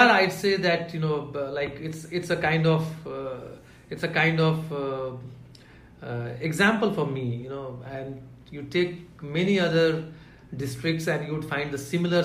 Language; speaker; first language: English; non-native, local second language; Hindi